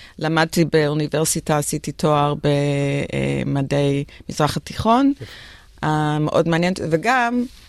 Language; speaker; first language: Hebrew; early bilingual, other home language; English